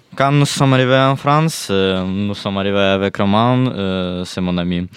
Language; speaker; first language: French; non-native, learner; Ukrainian